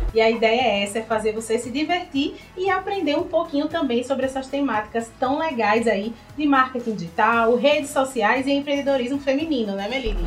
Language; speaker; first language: Portuguese; native; Portuguese